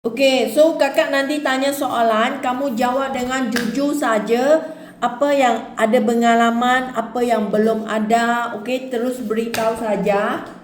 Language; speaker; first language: Malay; native; Malay